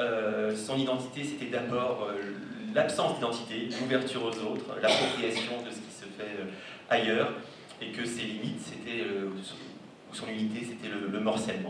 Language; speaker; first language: French; native; French